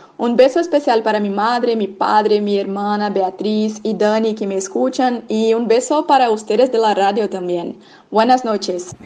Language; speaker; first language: Spanish; non-native, fluent; Portuguese